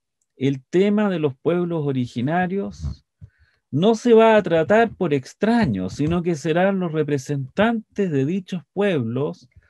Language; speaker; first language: Spanish; native; Spanish